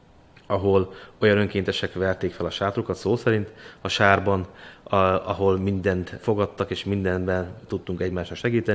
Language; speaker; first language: Hungarian; native; Hungarian